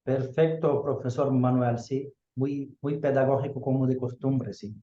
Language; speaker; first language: Spanish; non-native, fluent; Portuguese